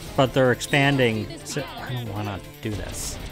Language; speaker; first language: English; native; English